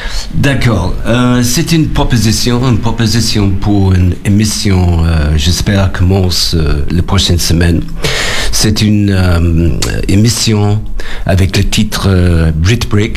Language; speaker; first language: French; non-native, learner; English